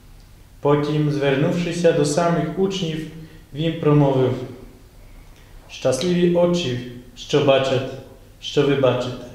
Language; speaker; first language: Ukrainian; non-native, fluent; Polish